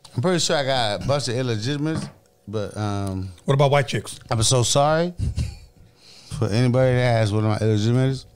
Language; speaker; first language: English; native; English